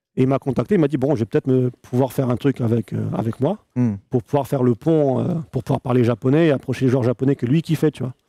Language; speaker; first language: French; native; French